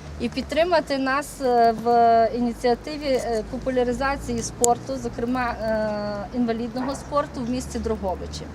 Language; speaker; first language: Ukrainian; native; Ukrainian